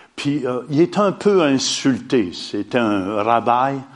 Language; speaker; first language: French; native; French